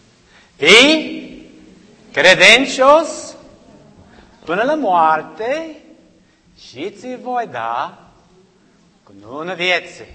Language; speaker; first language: Romanian; non-native, learner; English